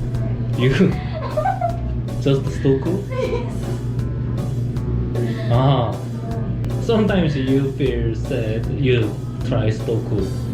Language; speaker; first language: English; non-native, learner; Korean